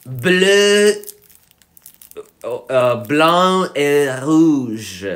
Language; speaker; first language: French; non-native, learner; English